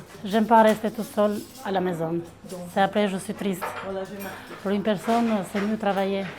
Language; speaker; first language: French; non-native, learner; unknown